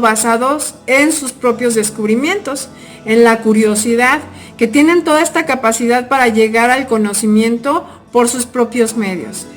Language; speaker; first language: Spanish; native; Spanish